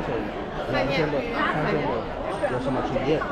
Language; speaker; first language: Chinese; non-native, learner; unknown